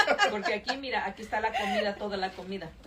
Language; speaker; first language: Spanish; native; Spanish